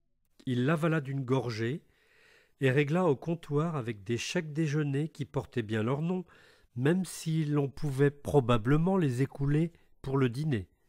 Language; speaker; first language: French; native; French